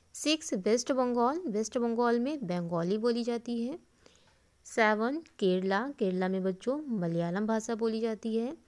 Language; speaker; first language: Hindi; native; Hindi